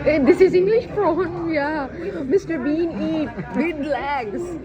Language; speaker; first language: English; non-native, learner; Urdu